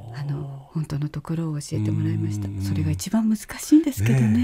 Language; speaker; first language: Japanese; native; Japanese